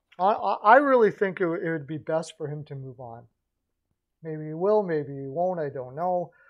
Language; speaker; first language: English; native; English